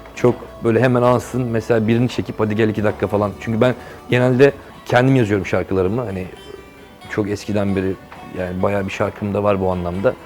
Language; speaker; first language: Turkish; native; Turkish